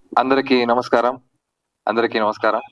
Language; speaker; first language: Telugu; non-native, learner; Tamil